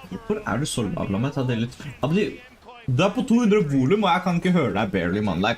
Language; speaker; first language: Norwegian; native; Norwegian